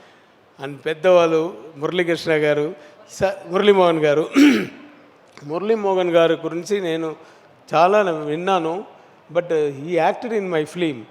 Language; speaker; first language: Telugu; non-native, learner; Tamil